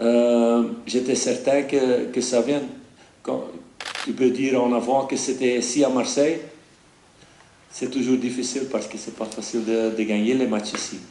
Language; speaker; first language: French; non-native, fluent; Dutch